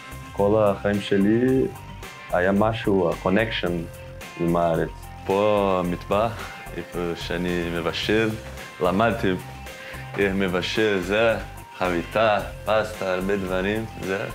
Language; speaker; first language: Hebrew; non-native, learner; Portuguese